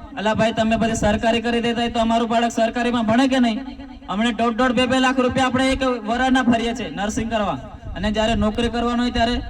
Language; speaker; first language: Gujarati; non-native, local second language; Rathawi